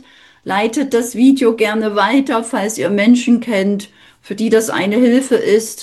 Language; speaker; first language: German; native; German